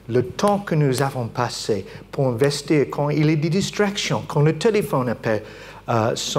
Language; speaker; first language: French; non-native, fluent; English